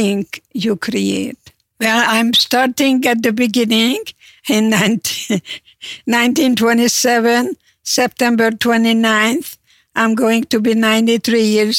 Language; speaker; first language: English; non-native, fluent; Hungarian